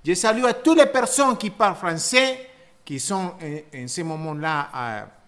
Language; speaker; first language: French; non-native, learner; Spanish